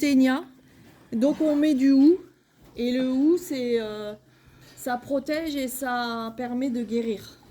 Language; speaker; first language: French; native; French